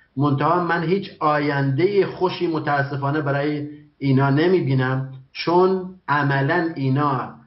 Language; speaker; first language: Persian; non-native, local second language; Kurdish